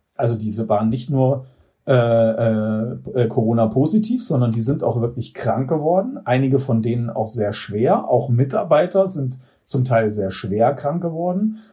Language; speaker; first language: German; native; German